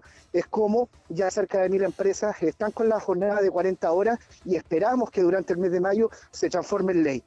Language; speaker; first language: Spanish; native; Spanish